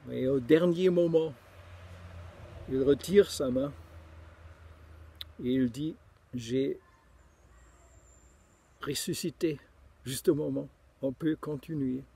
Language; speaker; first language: French; non-native, fluent; German